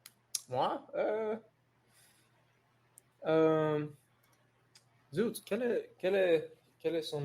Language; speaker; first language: French; non-native, learner; English